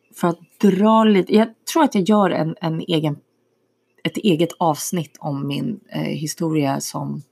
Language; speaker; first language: Swedish; early bilingual, other home language; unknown